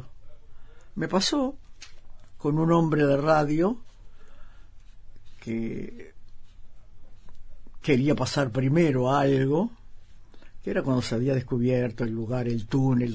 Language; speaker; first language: Spanish; native; Spanish